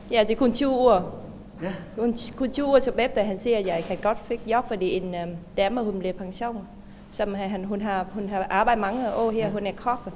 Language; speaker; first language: Danish; non-native, learner; Vietnamese